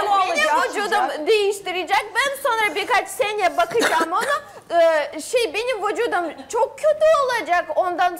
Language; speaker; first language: Turkish; non-native, learner; Russian